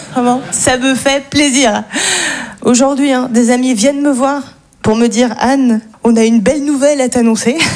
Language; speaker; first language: French; native; French